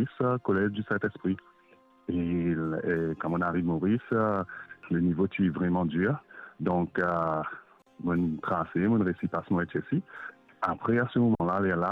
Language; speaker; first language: French; non-native, local second language; Morisyen